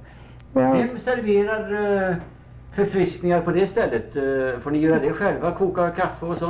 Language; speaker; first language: Swedish; native; Swedish